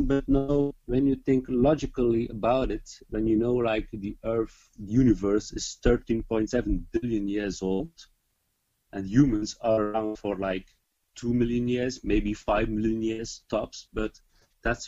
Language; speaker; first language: English; non-native, fluent; Dutch